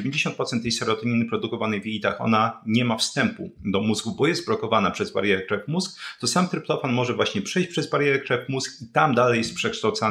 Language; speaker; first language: Polish; native; Polish